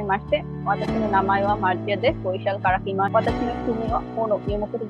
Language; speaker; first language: Japanese; non-native, learner; Bangla